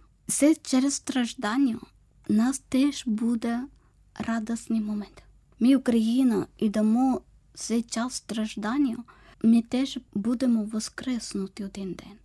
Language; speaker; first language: Ukrainian; non-native, learner; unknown